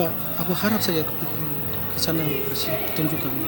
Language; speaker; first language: Indonesian; early bilingual, heritage; Dutch